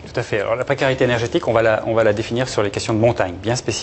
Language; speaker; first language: French; native; French